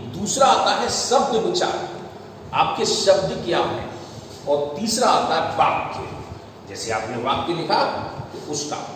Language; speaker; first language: Hindi; native; Hindi